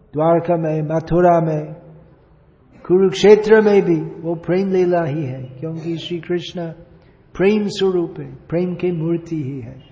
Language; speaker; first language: Hindi; non-native, fluent; English